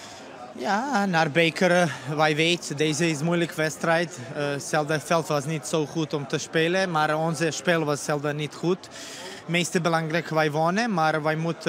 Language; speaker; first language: Dutch; non-native, learner; Serbian